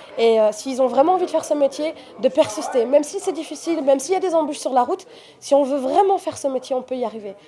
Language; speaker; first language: French; native; French